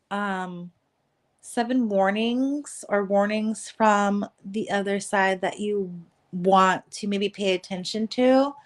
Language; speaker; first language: English; native; English